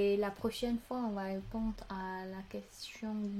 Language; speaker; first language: French; non-native, learner; Khmer